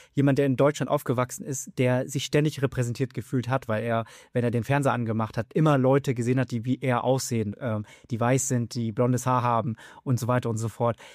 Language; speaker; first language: German; early bilingual, other home language; Vietnamese